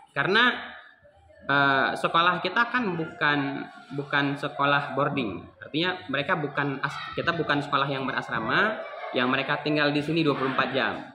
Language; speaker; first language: Indonesian; non-native, local second language; Achinese